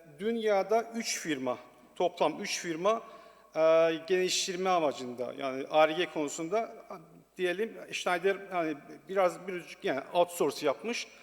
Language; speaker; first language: Turkish; non-native, learner; Persian